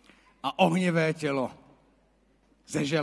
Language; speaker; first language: Czech; native; Czech